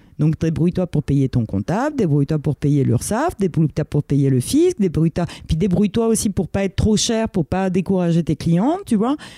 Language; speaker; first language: French; early bilingual, other home language; Romanian